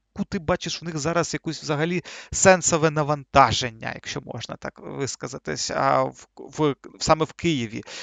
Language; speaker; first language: Ukrainian; native; Ukrainian